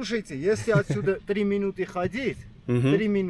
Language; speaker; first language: Russian; non-native, fluent; Armenian